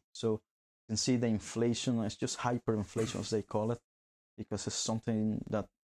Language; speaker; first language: English; non-native, fluent; Spanish